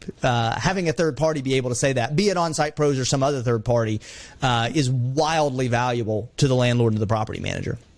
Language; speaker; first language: English; native; English